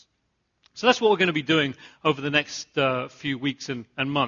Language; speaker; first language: English; native; English